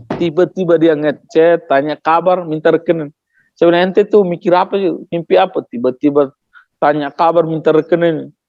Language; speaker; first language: Indonesian; non-native, local second language; Tetum